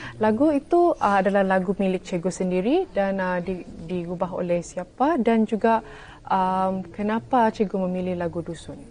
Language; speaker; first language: Malay; native; Malay